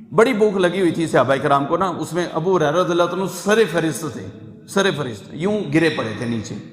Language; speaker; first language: Urdu; non-native, local second language; Punjabi